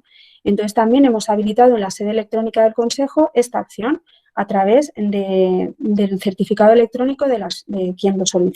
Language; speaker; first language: Spanish; native; Spanish